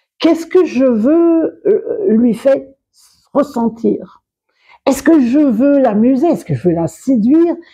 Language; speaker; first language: French; non-native, fluent; English